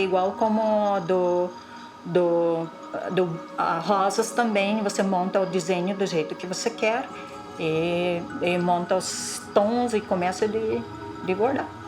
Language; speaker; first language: Portuguese; non-native, local second language; Russian